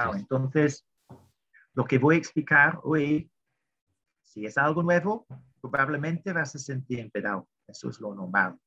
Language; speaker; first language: Spanish; non-native, fluent; English